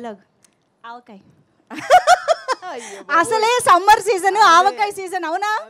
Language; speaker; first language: Telugu; native; Telugu